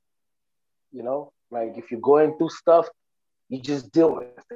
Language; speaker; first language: English; non-native, local second language; Nyanja